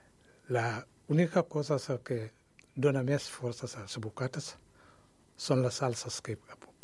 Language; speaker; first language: Catalan; non-native, learner; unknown